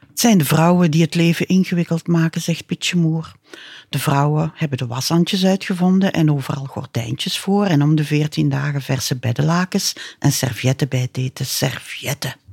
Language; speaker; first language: Dutch; native; Dutch